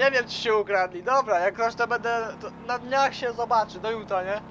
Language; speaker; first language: Polish; native; Polish